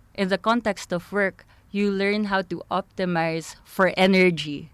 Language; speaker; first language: English; non-native, local second language; Filipino